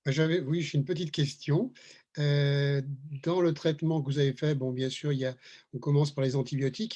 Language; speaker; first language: French; native; French